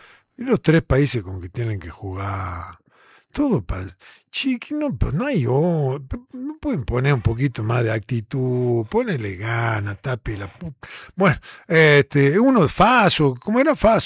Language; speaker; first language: Spanish; native; Spanish